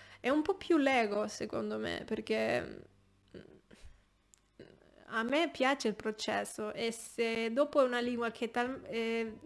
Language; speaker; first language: Italian; non-native, fluent; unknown